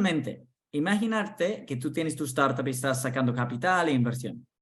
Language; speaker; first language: Spanish; non-native, fluent; English